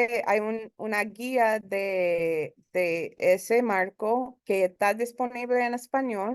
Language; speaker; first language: Spanish; early bilingual, heritage; Spanish